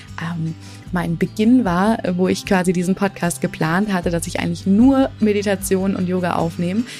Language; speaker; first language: German; native; German